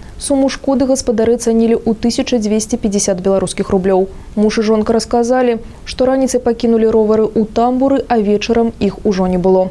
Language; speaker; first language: Belarusian; native; Belarusian